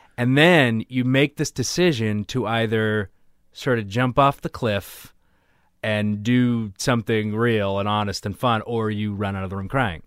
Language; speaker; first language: English; native; English